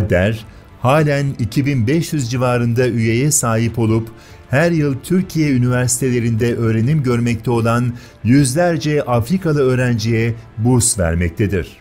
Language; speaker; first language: Turkish; native; Turkish